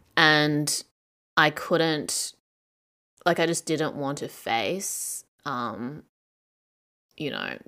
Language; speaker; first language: English; native; English